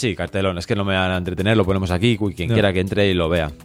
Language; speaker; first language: Spanish; native; Spanish